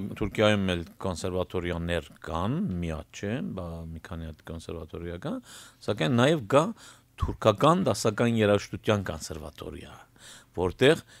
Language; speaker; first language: Armenian; early bilingual, heritage; Armenian